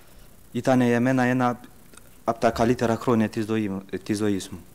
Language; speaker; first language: Greek; early bilingual, heritage; Greek